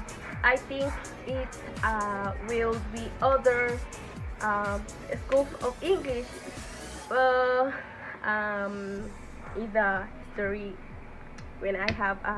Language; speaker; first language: English; non-native, learner; Spanish